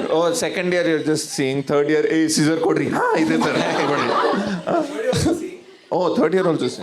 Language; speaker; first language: Kannada; non-native, learner; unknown